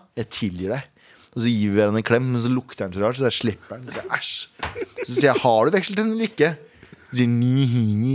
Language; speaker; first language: Norwegian; early bilingual, other home language; Urdu